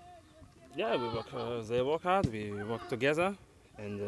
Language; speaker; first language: English; non-native, learner; French